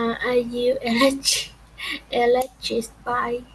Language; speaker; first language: English; non-native, learner; Vietnamese